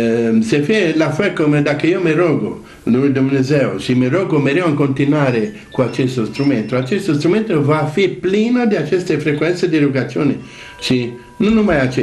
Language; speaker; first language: Romanian; non-native, learner; Italian